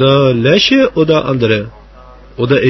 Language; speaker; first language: German; non-native, learner; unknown